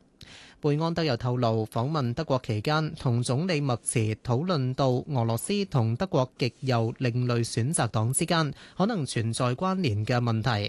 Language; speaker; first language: Chinese; non-native, local second language; Cantonese